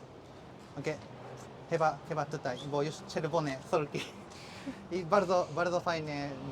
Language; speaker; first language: Polish; non-native, learner; Japanese